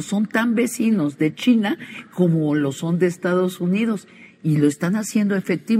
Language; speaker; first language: Spanish; native; Spanish